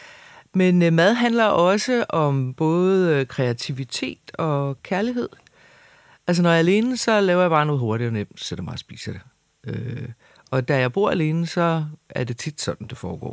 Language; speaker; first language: Danish; native; Danish